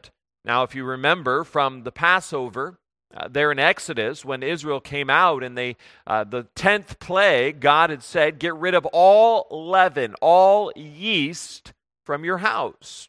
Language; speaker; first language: English; native; English